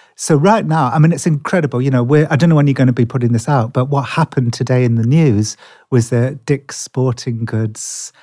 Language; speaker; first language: English; native; English